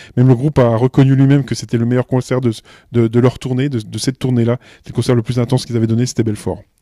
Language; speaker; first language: French; native; French